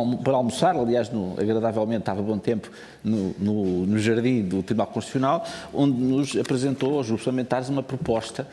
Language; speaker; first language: Portuguese; native; Portuguese